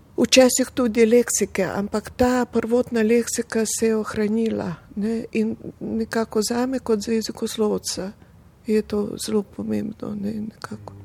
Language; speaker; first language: Slovenian; non-native, fluent; Russian